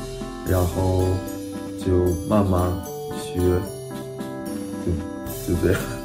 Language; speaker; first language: Chinese; non-native, fluent; Russian